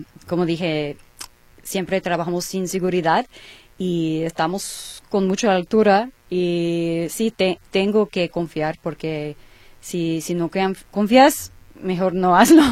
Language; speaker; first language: Spanish; non-native, learner; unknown